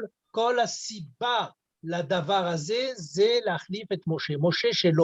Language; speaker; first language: Hebrew; non-native, fluent; French